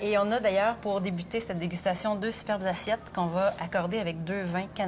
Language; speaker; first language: French; native; French